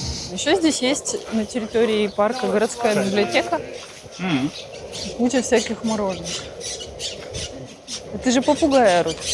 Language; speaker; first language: Russian; native; Russian